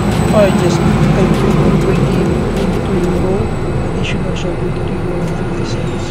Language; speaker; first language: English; non-native, local second language; Filipino